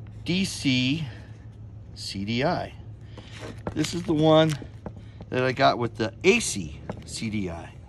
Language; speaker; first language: English; native; English